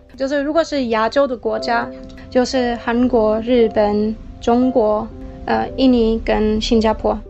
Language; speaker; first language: Chinese; non-native, fluent; German